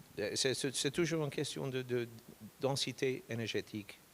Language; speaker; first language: French; non-native, fluent; English